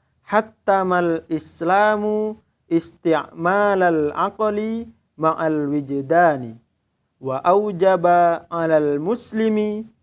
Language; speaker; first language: Arabic; non-native, fluent; Indonesian